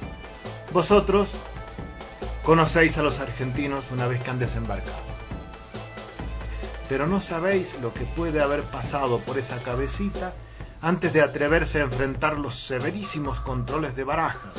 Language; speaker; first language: Spanish; native; Spanish